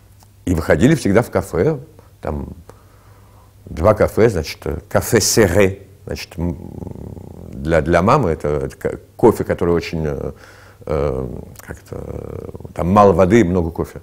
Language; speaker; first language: Russian; early bilingual, heritage; Russian